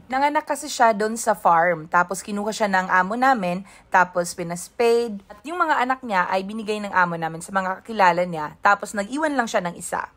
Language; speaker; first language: Filipino; non-native, local second language; Cebuano